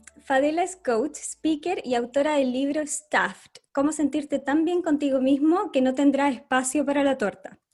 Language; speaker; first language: Spanish; native; Spanish